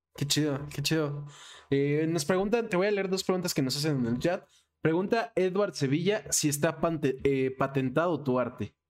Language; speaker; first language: Spanish; native; Spanish